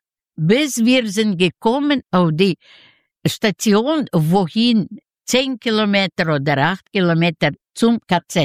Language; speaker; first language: German; non-native, fluent; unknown